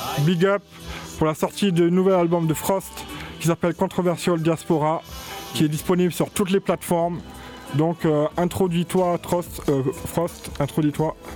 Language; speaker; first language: French; native; French